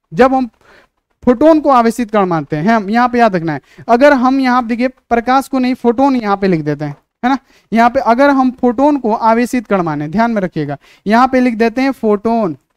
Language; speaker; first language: Hindi; native; Hindi